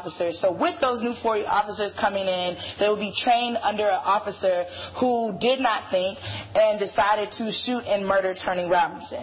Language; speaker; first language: English; native; English